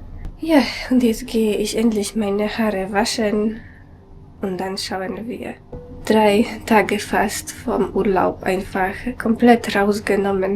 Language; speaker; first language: German; non-native, fluent; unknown